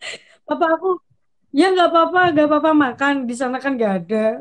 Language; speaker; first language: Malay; non-native, local second language; Javanese